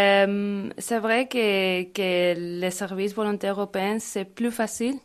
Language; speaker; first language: French; non-native, learner; Spanish